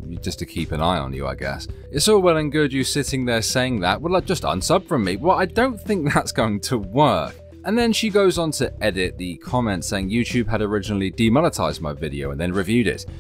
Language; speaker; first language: English; native; English